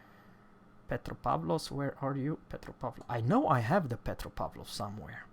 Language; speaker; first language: English; non-native, fluent; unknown